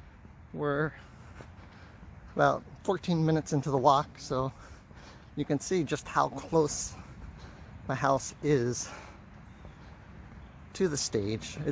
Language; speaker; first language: English; native; English